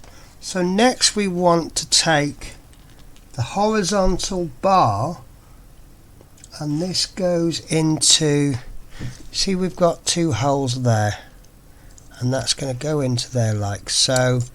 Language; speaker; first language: English; native; English